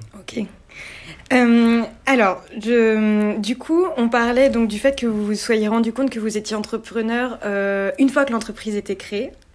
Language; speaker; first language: French; native; French